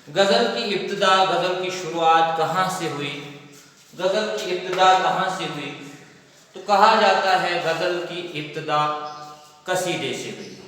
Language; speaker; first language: Urdu; non-native, local second language; Kashmiri